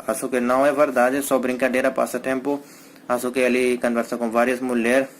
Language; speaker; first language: Portuguese; non-native, learner; Hindi